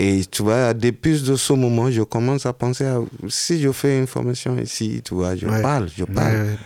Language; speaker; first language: French; non-native, learner; Yoruba